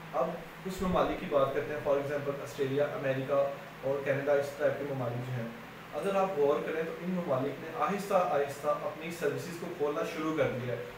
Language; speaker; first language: Urdu; non-native, local second language; Punjabi